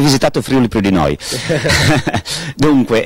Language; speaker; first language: Italian; native; Italian